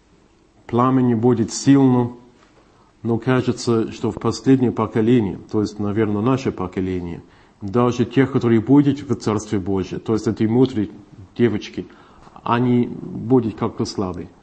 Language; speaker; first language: Russian; non-native, fluent; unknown